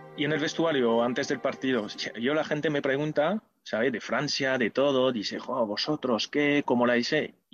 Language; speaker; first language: Spanish; non-native, fluent; French